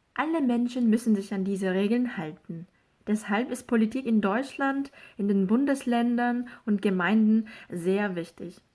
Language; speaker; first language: German; non-native, fluent; Korean